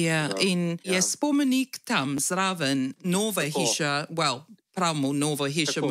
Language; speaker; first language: Slovenian; early bilingual, heritage; Slovenian